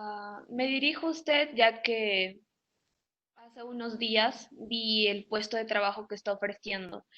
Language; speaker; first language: Spanish; native; Spanish